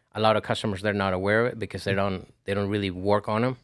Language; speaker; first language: English; non-native, fluent; Spanish